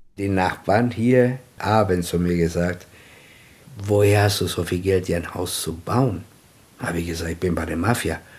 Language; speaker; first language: German; non-native, fluent; Italian